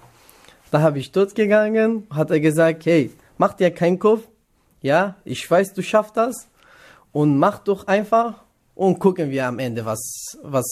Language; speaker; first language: German; non-native, learner; Kurdish